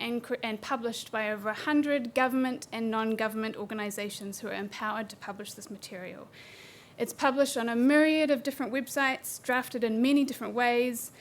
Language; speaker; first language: English; native; English